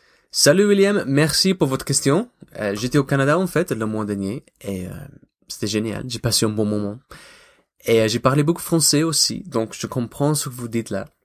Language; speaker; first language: French; non-native, fluent; English